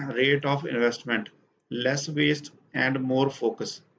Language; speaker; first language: English; non-native, local second language; Punjabi